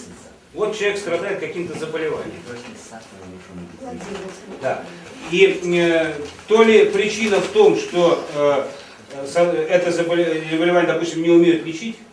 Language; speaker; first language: Russian; native; Russian